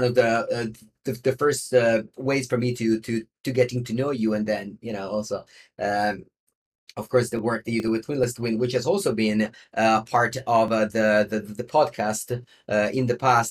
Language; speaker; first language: English; non-native, fluent; Italian